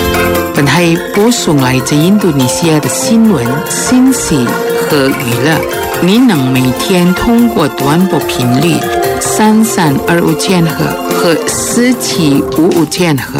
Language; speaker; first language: Chinese; early bilingual, heritage; Chinese